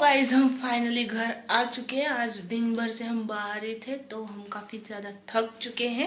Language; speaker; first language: Hindi; native; Hindi